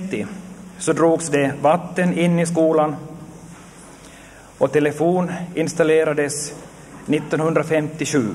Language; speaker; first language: Swedish; native; Swedish